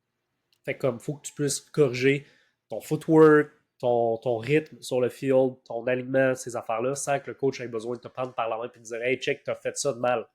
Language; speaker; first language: French; native; French